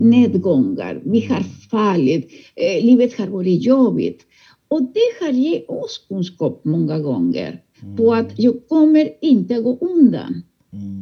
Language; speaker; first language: Swedish; non-native, fluent; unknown